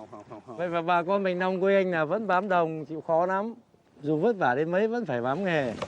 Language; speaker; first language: Vietnamese; native; Vietnamese